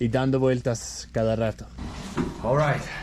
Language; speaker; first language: Spanish; non-native, learner; English